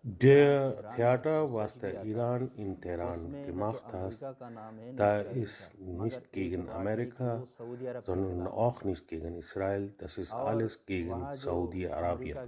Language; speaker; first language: German; non-native, learner; Urdu